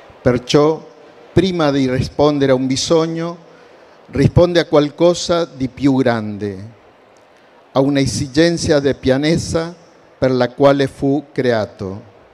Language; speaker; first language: Italian; non-native, learner; Spanish